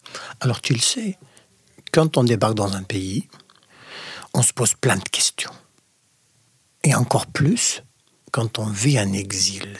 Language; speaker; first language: French; non-native, fluent; Arabic